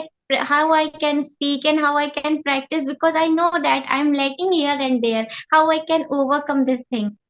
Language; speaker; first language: English; non-native, learner; Hindi